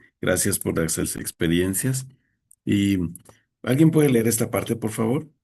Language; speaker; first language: Spanish; native; Spanish